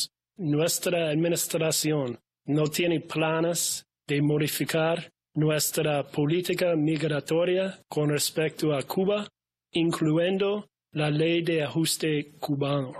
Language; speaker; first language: Spanish; non-native, fluent; English